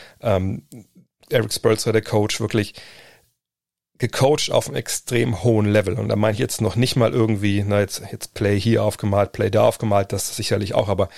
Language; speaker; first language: German; native; German